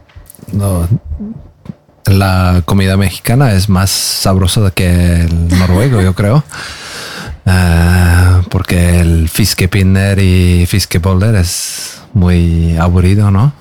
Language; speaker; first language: Spanish; non-native, learner; Norwegian